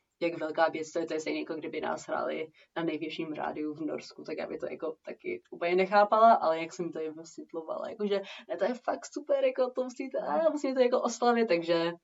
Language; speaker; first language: Czech; early bilingual, heritage; Czech